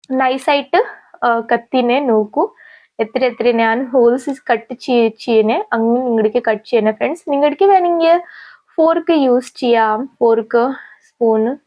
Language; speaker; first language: Malayalam; non-native, local second language; Hindi